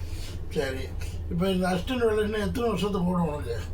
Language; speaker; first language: Tamil; native; Tamil